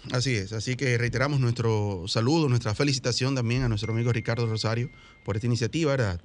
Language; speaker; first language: Spanish; native; Spanish